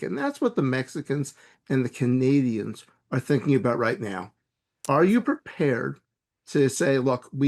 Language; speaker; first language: English; native; English